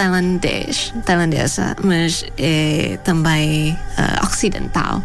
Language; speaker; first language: Portuguese; non-native, fluent; Thai